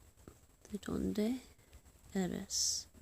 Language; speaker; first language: Spanish; non-native, learner; English